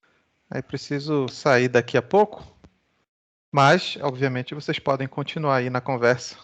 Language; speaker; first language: Portuguese; native; Portuguese